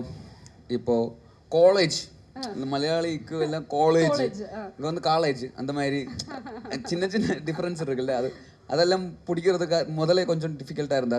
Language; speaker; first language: Tamil; non-native, learner; Malayalam